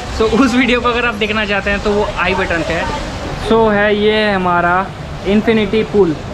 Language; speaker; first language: Hindi; native; Hindi